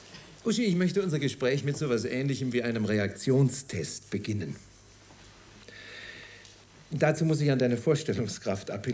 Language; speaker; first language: German; native; German